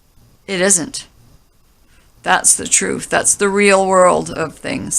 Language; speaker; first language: English; native; English